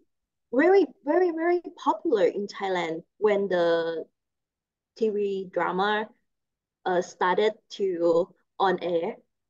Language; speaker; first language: English; non-native, learner; Thai